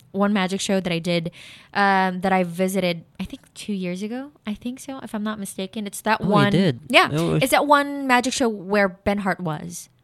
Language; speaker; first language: English; non-native, local second language; Filipino